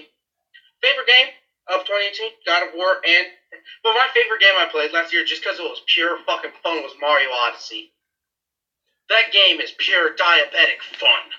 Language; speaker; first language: English; native; English